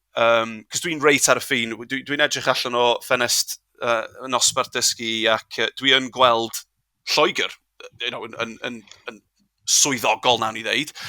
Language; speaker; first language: Welsh; non-native, local second language; English